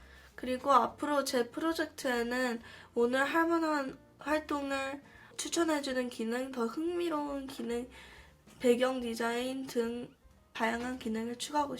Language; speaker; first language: Korean; early bilingual, heritage; Korean